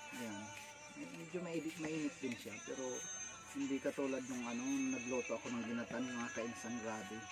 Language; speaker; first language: Filipino; non-native, local second language; Bikol